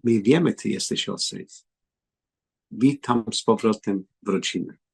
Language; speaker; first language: Polish; non-native, learner; English